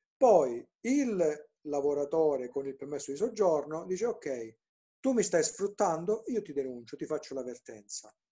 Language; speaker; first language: Italian; native; Italian